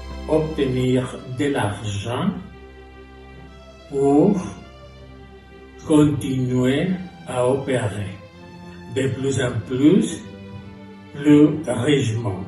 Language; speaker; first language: French; non-native, fluent; Spanish